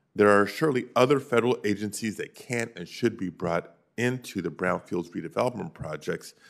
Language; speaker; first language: English; native; English